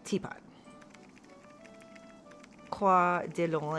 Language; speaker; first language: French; non-native, learner; English